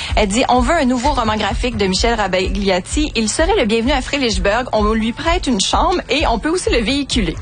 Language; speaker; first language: French; native; French